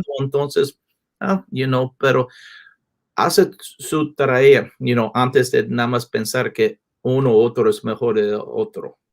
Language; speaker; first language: Spanish; non-native, learner; English